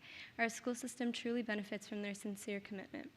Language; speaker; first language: English; native; English